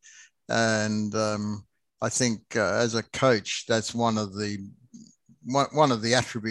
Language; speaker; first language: English; native; English